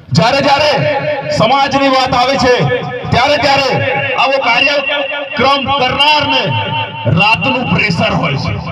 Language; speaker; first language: Gujarati; non-native, local second language; Rathawi